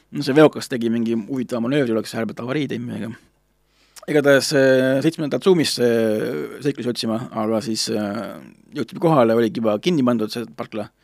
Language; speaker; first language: Estonian; native; Estonian